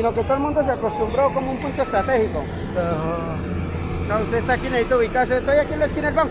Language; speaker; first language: Spanish; native; Spanish